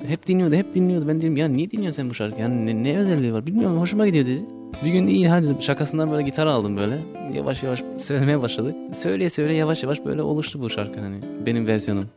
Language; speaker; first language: Turkish; early bilingual, heritage; Turkish